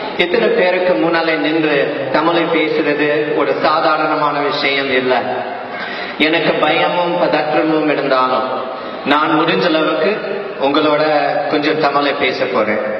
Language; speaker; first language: Tamil; non-native, fluent; English